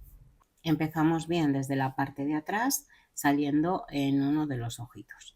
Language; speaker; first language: Spanish; native; Spanish